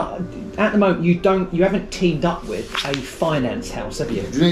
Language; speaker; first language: English; native; English